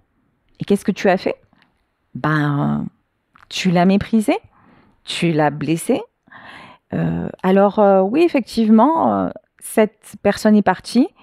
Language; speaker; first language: French; native; French